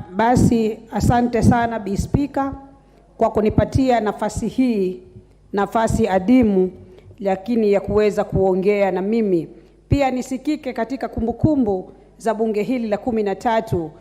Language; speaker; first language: Swahili; native; Swahili